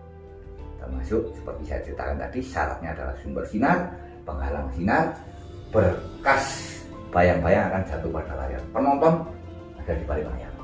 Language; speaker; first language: Indonesian; non-native, local second language; Javanese